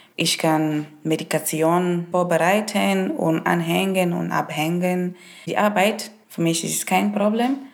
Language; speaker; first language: German; non-native, fluent; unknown